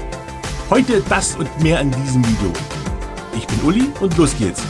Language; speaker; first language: German; native; German